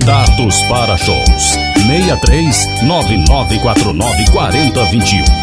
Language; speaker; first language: Portuguese; native; Portuguese